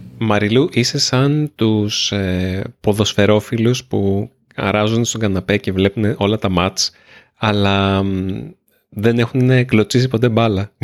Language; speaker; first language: Greek; native; Greek